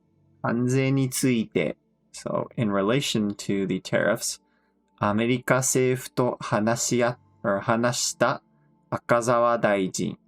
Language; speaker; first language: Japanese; non-native, fluent; English